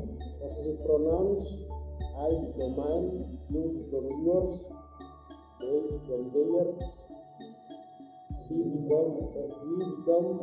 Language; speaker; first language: English; non-native, learner; Indonesian